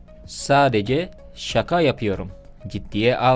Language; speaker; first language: Turkish; non-native, fluent; Indonesian